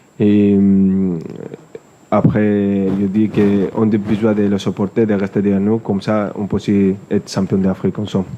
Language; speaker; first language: French; non-native, fluent; Spanish